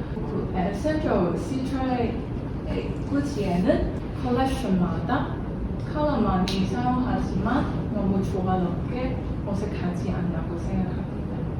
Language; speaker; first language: Korean; non-native, learner; Cantonese